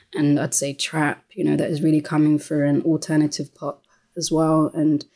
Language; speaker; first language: English; native; English